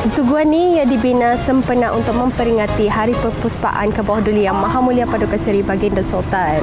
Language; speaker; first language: Malay; native; Malay